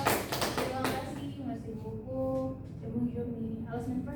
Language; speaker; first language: French; non-native, learner; Indonesian